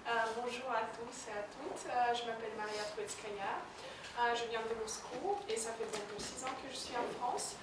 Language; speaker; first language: French; non-native, fluent; Russian